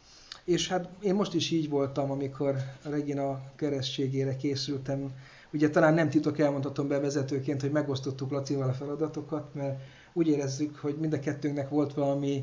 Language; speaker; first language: Hungarian; native; Hungarian